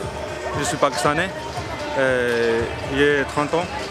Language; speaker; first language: French; non-native, learner; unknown